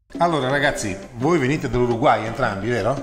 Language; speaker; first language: Italian; native; Italian